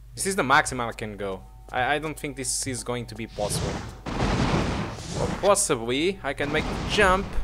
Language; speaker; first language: English; non-native, fluent; Portuguese